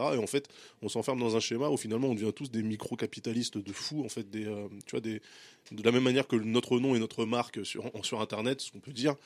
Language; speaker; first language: French; native; French